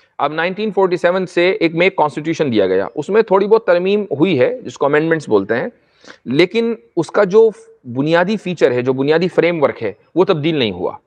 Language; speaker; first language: Urdu; native; Urdu